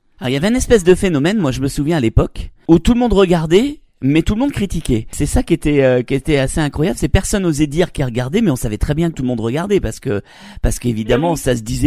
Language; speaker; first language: French; native; French